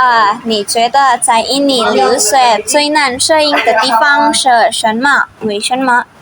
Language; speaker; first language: Chinese; non-native, learner; Indonesian